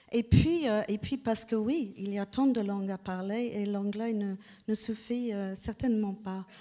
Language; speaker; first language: French; non-native, fluent; English